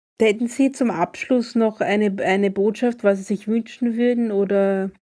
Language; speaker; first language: German; native; German